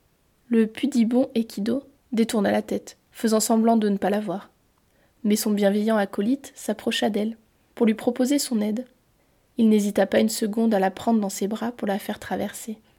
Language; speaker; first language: French; native; French